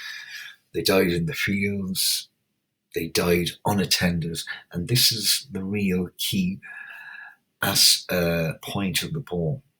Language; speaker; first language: English; native; English